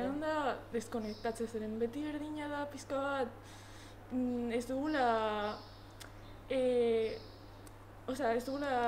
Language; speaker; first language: Basque; non-native, local second language; Spanish